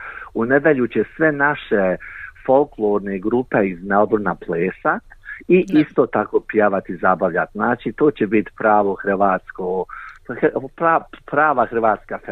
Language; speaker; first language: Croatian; early bilingual, heritage; Croatian